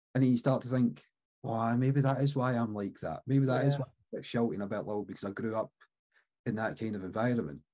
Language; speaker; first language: English; native; English